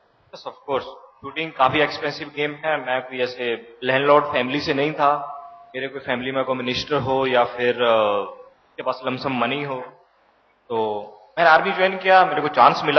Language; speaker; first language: Hindi; native; Hindi